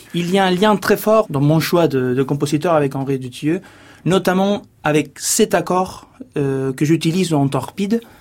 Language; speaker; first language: French; non-native, fluent; Spanish